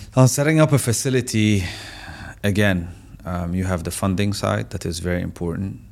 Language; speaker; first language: English; non-native, fluent; Arabic